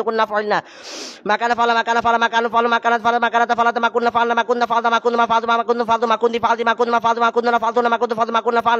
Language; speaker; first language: Arabic; non-native, learner; Bangla